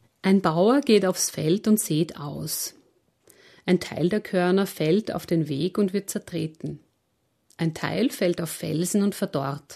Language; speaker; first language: German; native; German